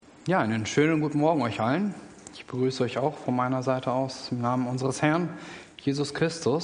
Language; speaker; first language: German; native; German